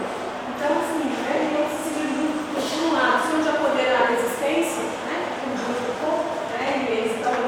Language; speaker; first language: Portuguese; native; Portuguese